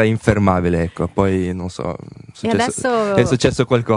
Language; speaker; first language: Italian; early bilingual, other home language; Russian